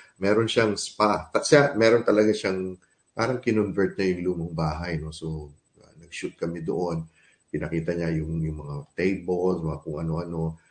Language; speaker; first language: Filipino; native; Filipino